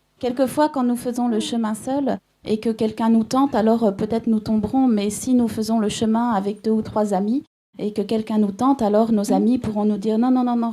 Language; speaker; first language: French; native; French